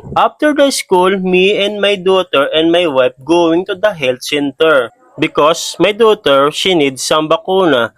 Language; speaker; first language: English; non-native, learner; Filipino